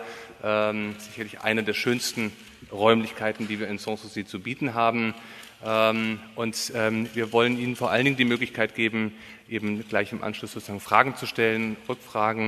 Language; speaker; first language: German; native; German